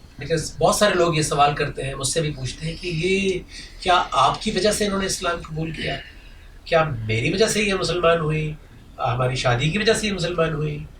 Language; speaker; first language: Urdu; native; Urdu